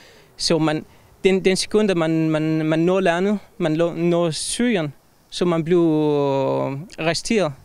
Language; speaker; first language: Danish; non-native, fluent; Arabic